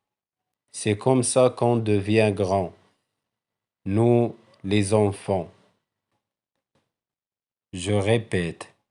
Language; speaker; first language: French; non-native, local second language; Arabic